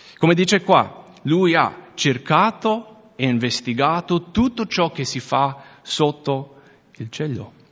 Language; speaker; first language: Italian; non-native, fluent; English